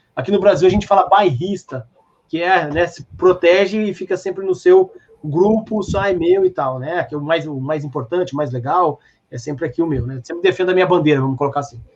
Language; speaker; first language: Portuguese; native; Portuguese